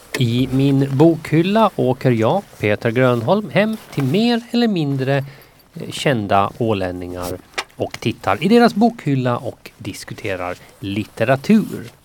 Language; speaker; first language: Swedish; native; Swedish